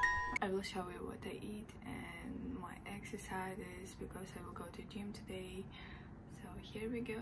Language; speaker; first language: English; non-native, fluent; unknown